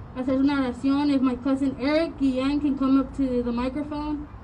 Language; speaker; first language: Spanish; early bilingual, heritage; Spanish